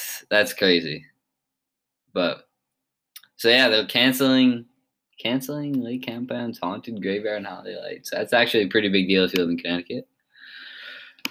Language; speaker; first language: English; native; English